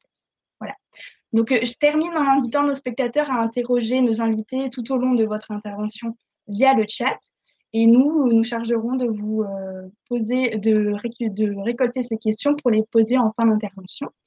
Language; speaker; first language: French; native; French